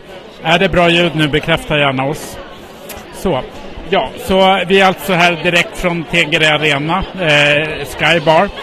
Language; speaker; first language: Swedish; native; Swedish